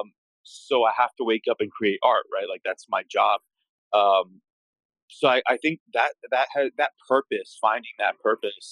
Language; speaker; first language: English; native; English